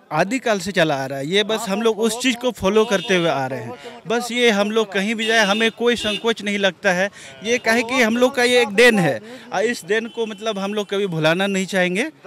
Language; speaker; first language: Hindi; native; Hindi